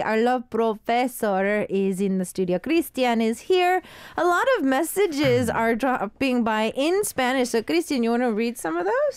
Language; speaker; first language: English; early bilingual, other home language; Korean